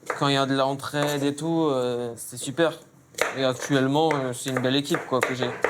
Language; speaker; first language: French; native; French